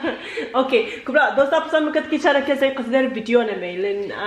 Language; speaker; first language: Persian; early bilingual, heritage; Persian